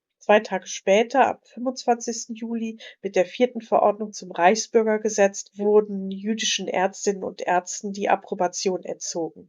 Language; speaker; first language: German; native; German